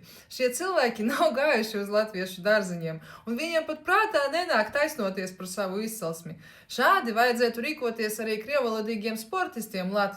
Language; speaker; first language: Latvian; non-native, local second language; Russian